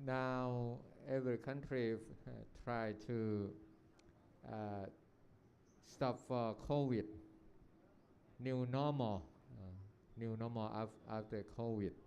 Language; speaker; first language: English; non-native, learner; Thai